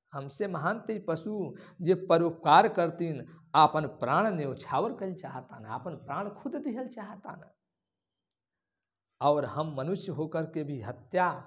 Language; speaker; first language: Hindi; native; Hindi